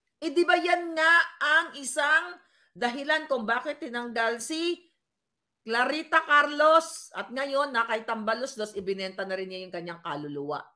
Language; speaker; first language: Filipino; non-native, local second language; Cebuano